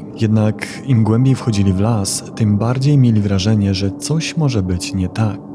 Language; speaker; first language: Polish; native; Polish